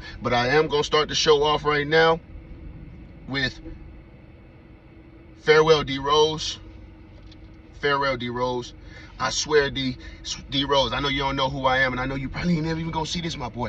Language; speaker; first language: English; native; English